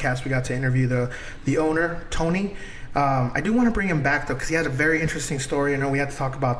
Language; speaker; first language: English; non-native, fluent; Spanish